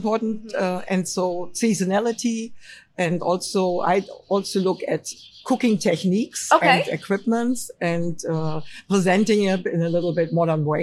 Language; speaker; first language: English; non-native, fluent; German